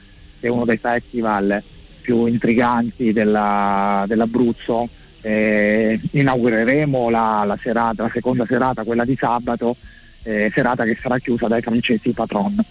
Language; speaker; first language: Italian; native; Italian